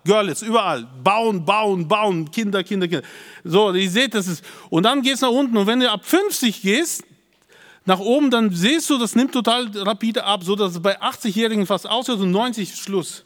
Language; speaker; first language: German; native; German